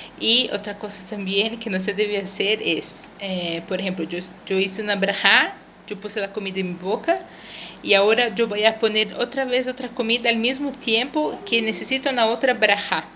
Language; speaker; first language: Spanish; non-native, fluent; Portuguese